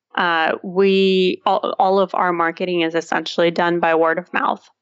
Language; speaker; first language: English; early bilingual, other home language; Russian